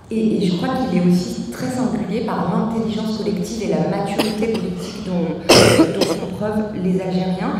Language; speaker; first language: French; native; French